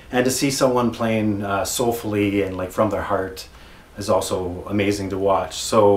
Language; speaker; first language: English; native; English